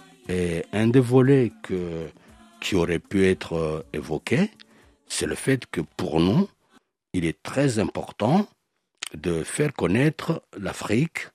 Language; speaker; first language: French; non-native, local second language; Swahili